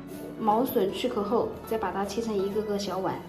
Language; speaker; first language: Chinese; native; Chinese